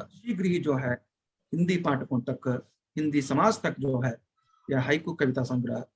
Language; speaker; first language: Hindi; non-native, local second language; Telugu